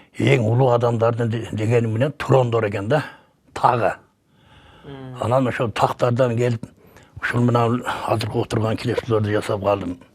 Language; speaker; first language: Kyrgyz; native; Kyrgyz